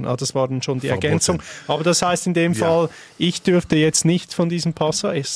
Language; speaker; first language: German; native; German